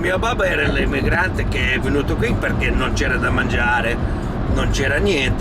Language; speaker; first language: Italian; early bilingual, heritage; Italian